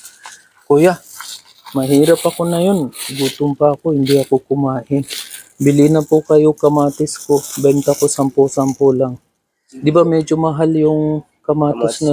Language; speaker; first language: Filipino; non-native, learner; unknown